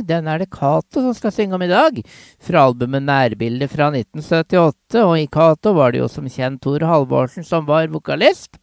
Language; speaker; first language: Norwegian; native; Norwegian